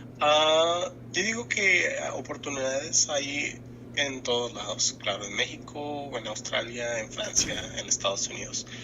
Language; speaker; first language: Spanish; native; Spanish